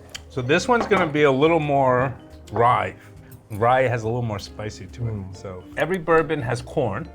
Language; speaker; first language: English; early bilingual, other home language; Korean